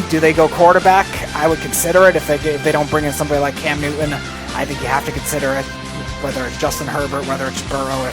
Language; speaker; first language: English; native; English